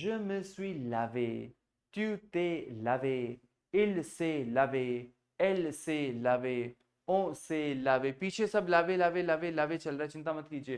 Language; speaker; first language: French; non-native, fluent; Hindi